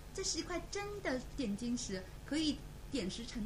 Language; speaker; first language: Chinese; native; Chinese